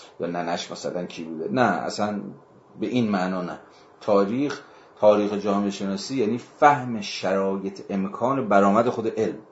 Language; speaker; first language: Persian; native; Persian